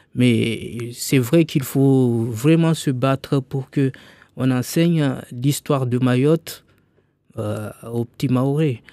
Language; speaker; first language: French; non-native, local second language; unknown